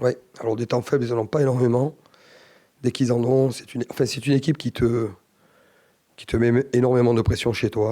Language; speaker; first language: French; native; French